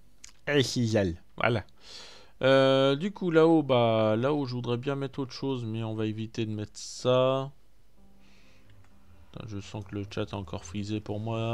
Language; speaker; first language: French; native; French